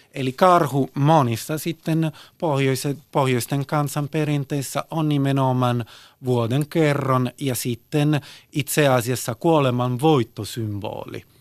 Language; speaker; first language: Finnish; early bilingual, heritage; Italian